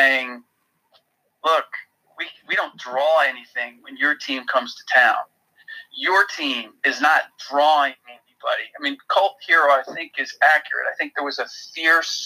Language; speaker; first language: English; native; English